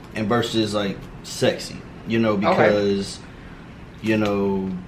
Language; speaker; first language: English; native; English